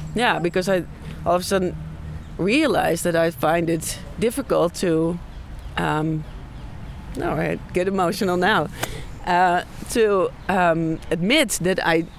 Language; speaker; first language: English; non-native, fluent; Dutch